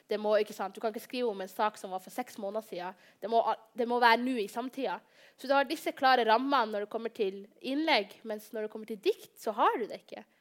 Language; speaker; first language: Norwegian; early bilingual, other home language; Somali